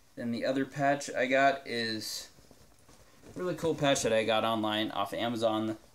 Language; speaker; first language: English; native; English